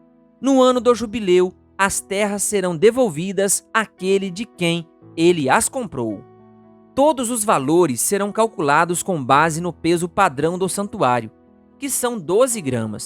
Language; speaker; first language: Portuguese; native; Portuguese